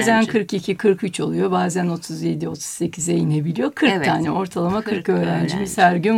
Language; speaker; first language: Turkish; native; Turkish